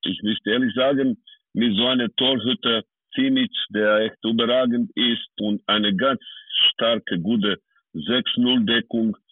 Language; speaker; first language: German; non-native, fluent; Serbian